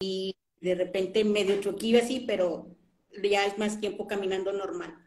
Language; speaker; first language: Spanish; native; Spanish